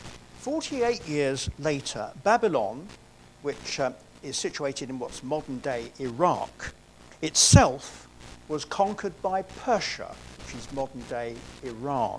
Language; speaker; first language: English; native; English